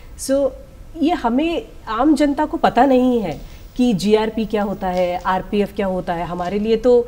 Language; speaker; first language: Hindi; native; Hindi